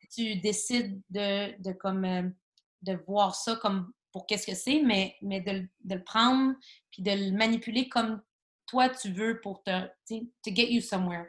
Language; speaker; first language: French; native; French